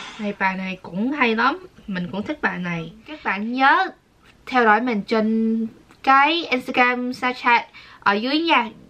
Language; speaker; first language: Vietnamese; early bilingual, heritage; Vietnamese